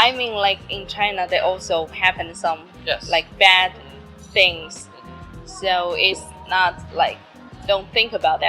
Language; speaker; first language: English; non-native, learner; Chinese